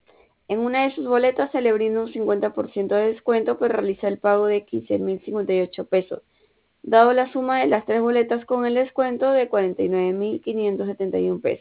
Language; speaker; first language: Spanish; native; Spanish